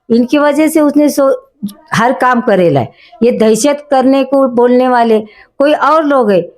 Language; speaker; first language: Hindi; native; Hindi